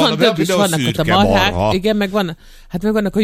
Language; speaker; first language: Hungarian; native; Hungarian